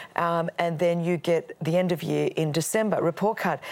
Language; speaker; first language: English; non-native, local second language; Greek